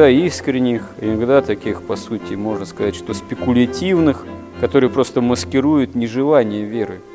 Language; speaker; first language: Russian; native; Russian